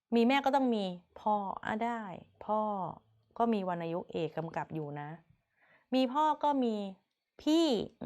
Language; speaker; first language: Thai; native; Thai